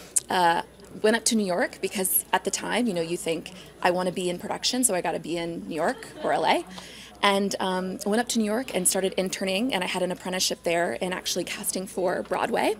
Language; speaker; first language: English; native; English